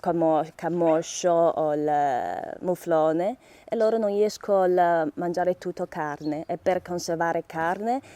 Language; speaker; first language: Italian; non-native, learner; Chinese